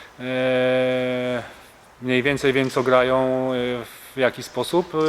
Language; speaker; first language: Polish; native; Polish